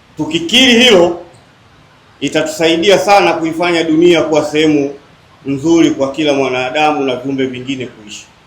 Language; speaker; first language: Swahili; native; Swahili